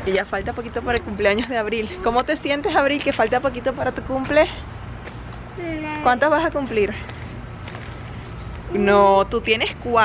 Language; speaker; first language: Spanish; native; Spanish